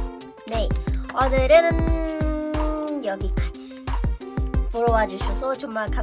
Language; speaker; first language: Korean; non-native, learner; Japanese